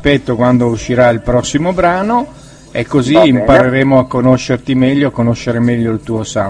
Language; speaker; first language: Italian; native; Italian